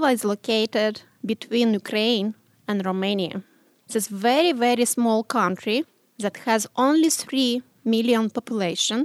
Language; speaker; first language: English; non-native, learner; Romanian